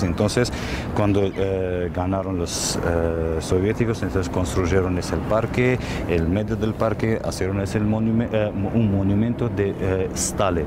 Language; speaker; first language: Spanish; non-native, learner; Armenian